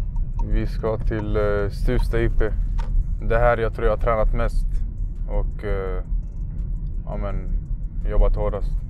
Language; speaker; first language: Swedish; native; Swedish